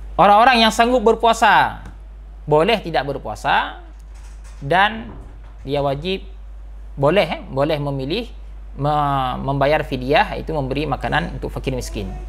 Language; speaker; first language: Malay; non-native, local second language; Achinese